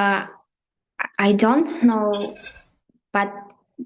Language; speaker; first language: English; non-native, learner; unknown